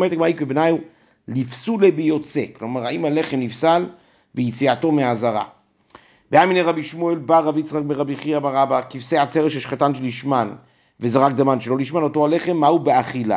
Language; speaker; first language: Hebrew; native; Hebrew